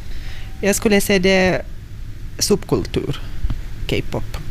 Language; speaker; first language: Swedish; non-native, fluent; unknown